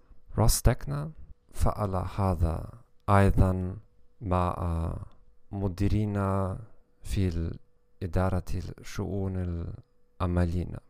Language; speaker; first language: Arabic; non-native, learner; German